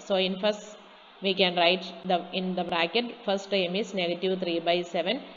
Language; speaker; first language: English; non-native, local second language; Malayalam